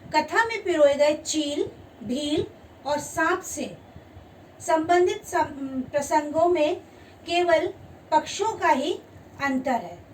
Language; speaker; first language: Hindi; native; Hindi